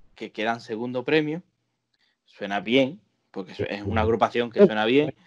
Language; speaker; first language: Spanish; native; Spanish